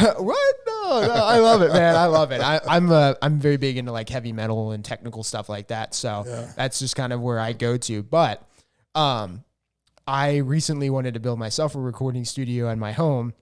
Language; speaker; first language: English; native; English